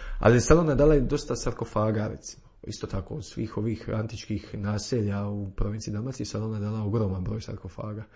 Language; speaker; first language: Croatian; native; Croatian